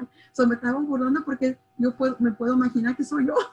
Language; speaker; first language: Spanish; early bilingual, heritage; Spanish